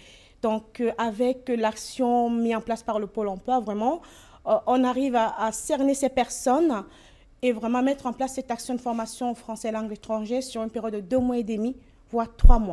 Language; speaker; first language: French; native; French